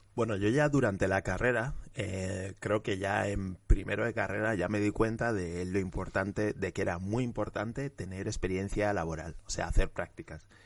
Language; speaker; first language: Spanish; early bilingual, other home language; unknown